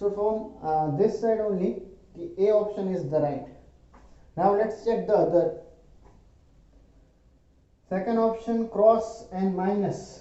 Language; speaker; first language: English; non-native, local second language; Hindi